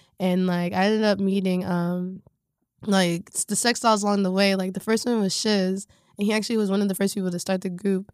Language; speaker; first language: English; native; English